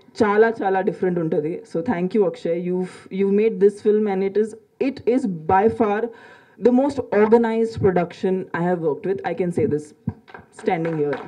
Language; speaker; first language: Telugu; non-native, local second language; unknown